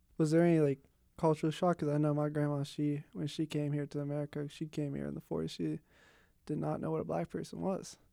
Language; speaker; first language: English; native; English